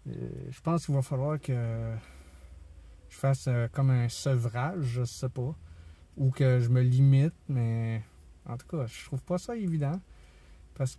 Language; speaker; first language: French; native; French